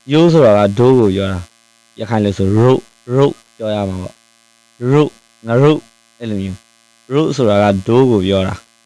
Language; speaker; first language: Burmese; non-native, local second language; Rohingya